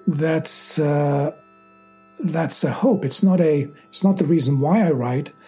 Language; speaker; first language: English; native; English